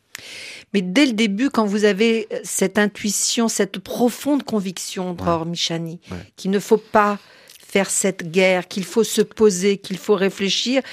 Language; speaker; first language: French; native; French